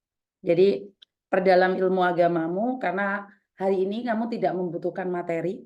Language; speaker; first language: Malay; non-native, local second language; Javanese